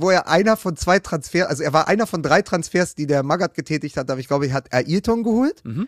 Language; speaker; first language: German; native; German